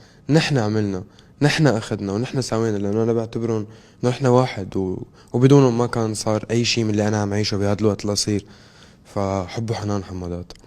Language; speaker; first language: Arabic; native; Arabic